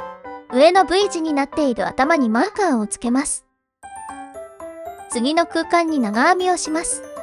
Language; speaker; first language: Japanese; native; Japanese